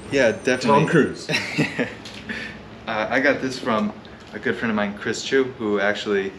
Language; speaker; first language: English; native; English